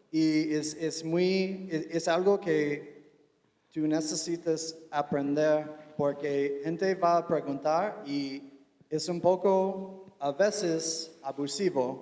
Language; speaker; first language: Spanish; non-native, fluent; English